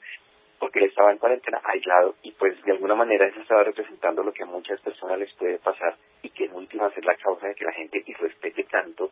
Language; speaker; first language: Spanish; native; Spanish